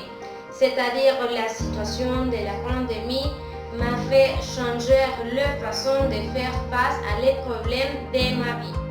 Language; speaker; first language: French; non-native, fluent; Spanish